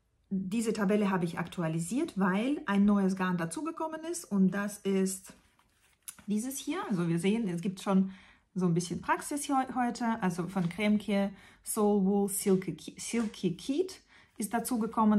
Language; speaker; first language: German; non-native, fluent; Russian